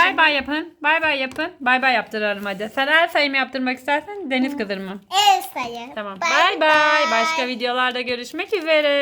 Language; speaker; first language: Turkish; native; Turkish